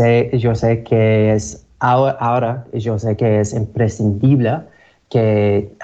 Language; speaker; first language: Catalan; non-native, learner; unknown